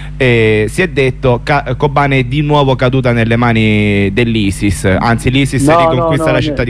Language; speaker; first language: Italian; native; Italian